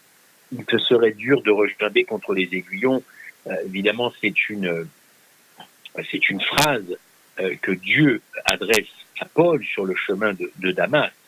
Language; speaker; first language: French; native; French